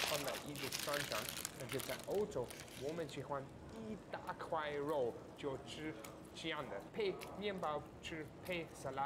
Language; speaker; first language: Chinese; non-native, fluent; German